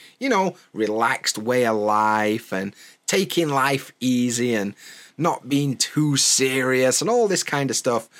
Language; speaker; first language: English; native; English